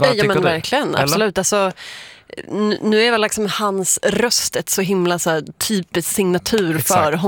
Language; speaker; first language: Swedish; native; Swedish